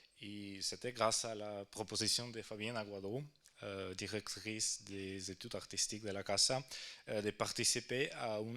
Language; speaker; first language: French; non-native, fluent; Ukrainian